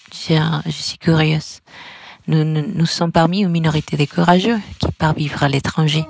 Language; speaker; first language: French; non-native, fluent; Spanish